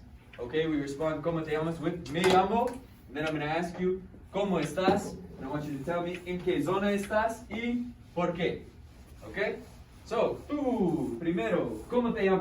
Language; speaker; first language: Spanish; non-native, fluent; English